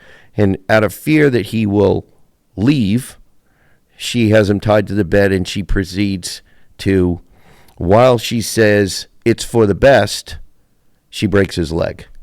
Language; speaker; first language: English; native; English